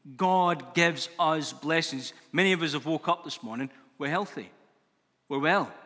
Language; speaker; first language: English; native; English